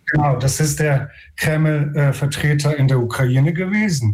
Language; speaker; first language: German; non-native, fluent; Ukrainian